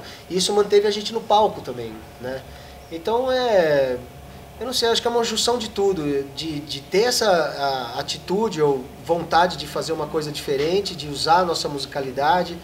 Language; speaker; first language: Portuguese; native; Portuguese